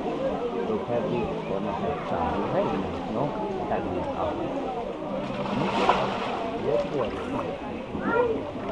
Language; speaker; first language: English; non-native, learner; Romanian